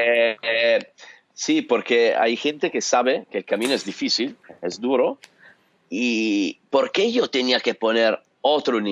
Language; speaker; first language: Spanish; non-native, fluent; Italian